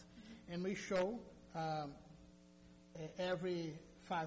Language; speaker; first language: English; non-native, learner; Portuguese